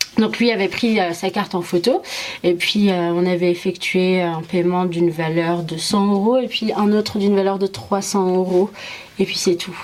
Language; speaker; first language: French; early bilingual, other home language; Arabic